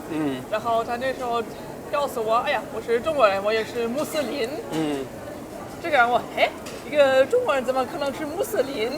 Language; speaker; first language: Chinese; non-native, fluent; German